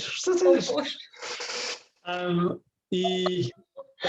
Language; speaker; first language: Russian; non-native, learner; English